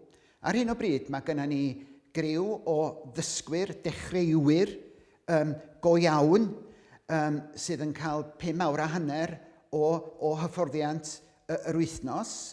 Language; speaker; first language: Welsh; native; Welsh